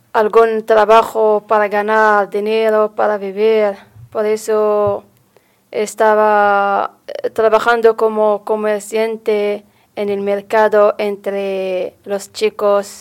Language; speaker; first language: Spanish; non-native, learner; Arabic